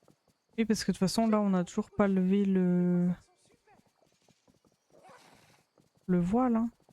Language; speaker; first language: French; native; French